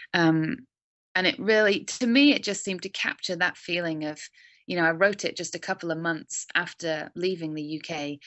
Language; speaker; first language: English; native; English